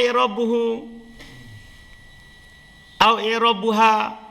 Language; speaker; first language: Arabic; non-native, fluent; Indonesian